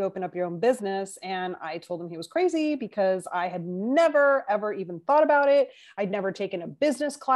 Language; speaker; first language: English; non-native, fluent; Spanish